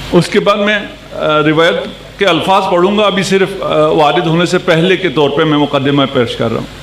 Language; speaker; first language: Urdu; non-native, local second language; Punjabi